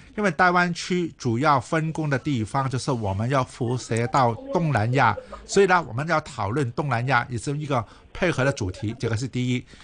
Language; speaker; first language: Chinese; non-native, local second language; Cantonese